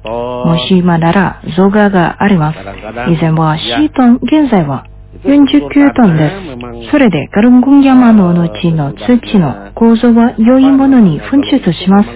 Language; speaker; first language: Japanese; non-native, fluent; Indonesian